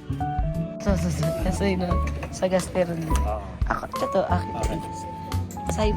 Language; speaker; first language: Japanese; non-native, fluent; Filipino